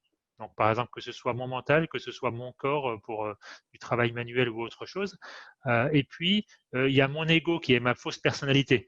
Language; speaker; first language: French; native; French